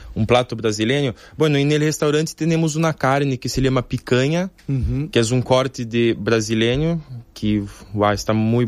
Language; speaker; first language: Spanish; non-native, fluent; Portuguese